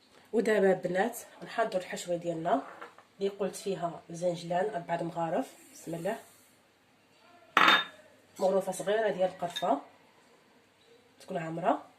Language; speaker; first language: Arabic; native; Arabic